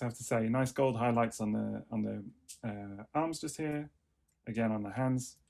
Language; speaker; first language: English; native; English